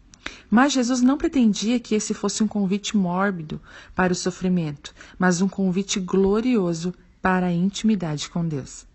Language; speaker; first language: Portuguese; native; Portuguese